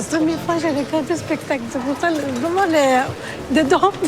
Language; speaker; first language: French; non-native, learner; Tamil